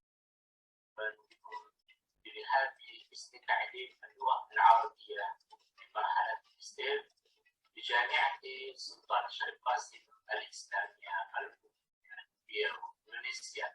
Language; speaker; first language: Arabic; non-native, fluent; Indonesian